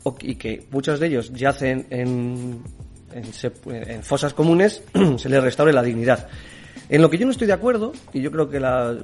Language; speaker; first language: Spanish; native; Spanish